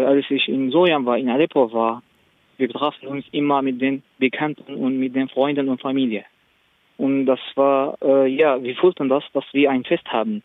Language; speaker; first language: German; non-native, learner; Arabic